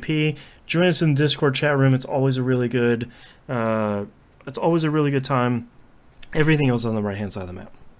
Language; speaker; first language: English; native; English